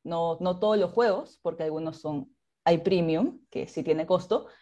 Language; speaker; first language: Spanish; native; Spanish